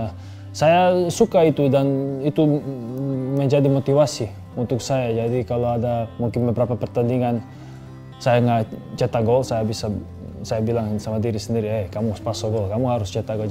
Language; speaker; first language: Indonesian; non-native, fluent; Serbian